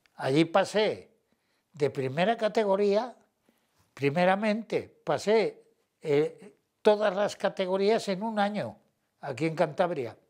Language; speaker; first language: Spanish; native; Spanish